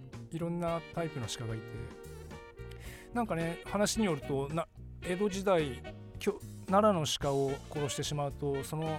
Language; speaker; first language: Japanese; native; Japanese